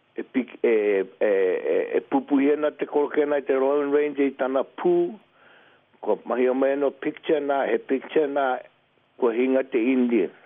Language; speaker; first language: Māori; native; Māori